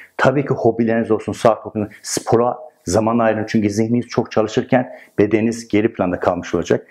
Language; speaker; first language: Turkish; non-native, fluent; Persian